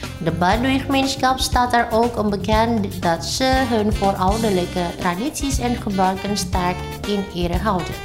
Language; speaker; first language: Dutch; non-native, fluent; Indonesian